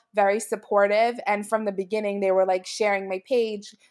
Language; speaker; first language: English; native; English